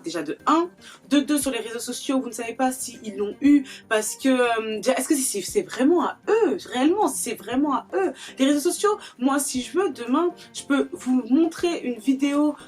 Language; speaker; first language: French; native; French